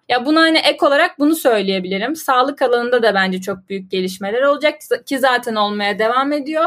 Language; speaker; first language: Turkish; native; Turkish